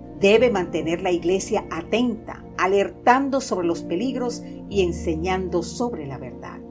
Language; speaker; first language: Spanish; native; Spanish